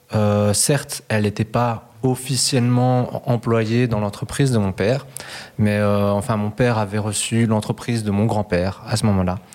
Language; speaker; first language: French; early bilingual, other home language; Spanish